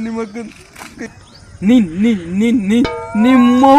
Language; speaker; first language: Kannada; native; Kannada